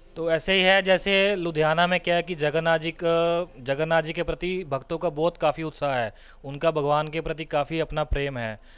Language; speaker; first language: Hindi; non-native, local second language; Punjabi